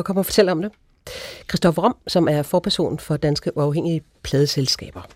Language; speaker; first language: Danish; native; Danish